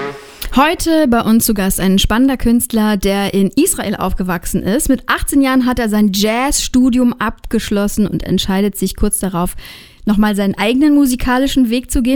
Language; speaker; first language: German; native; German